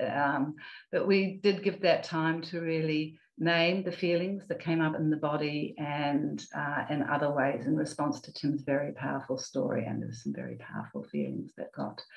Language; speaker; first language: English; native; English